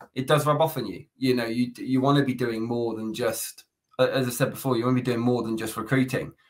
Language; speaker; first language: English; native; English